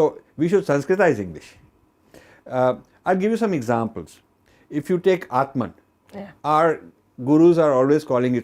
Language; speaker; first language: English; non-native, local second language; Hindi